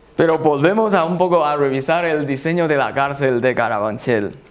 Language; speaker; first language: Spanish; non-native, fluent; Chinese